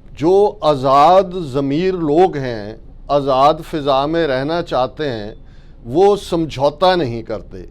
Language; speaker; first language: Urdu; non-native, local second language; Punjabi